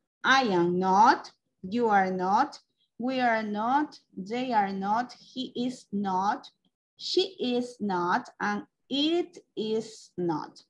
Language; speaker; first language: English; non-native, local second language; Spanish